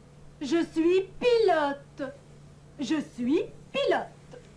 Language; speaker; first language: French; non-native, learner; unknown